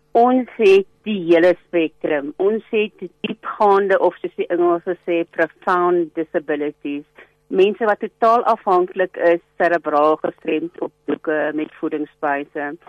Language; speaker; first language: Afrikaans; native; Afrikaans